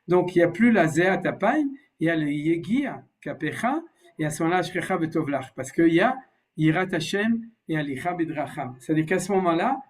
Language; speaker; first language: French; native; French